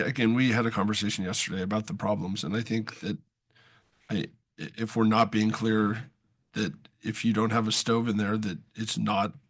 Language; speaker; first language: English; native; English